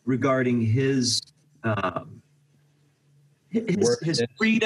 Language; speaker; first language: English; native; English